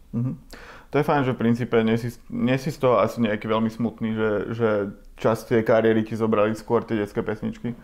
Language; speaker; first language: Slovak; native; Slovak